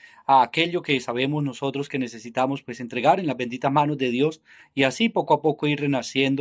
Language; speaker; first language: Spanish; native; Spanish